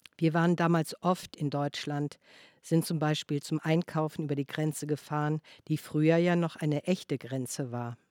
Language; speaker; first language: German; non-native, fluent; French